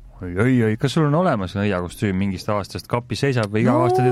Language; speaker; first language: Estonian; native; Estonian